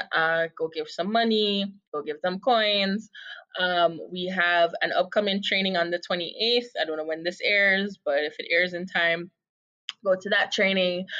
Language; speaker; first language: English; native; English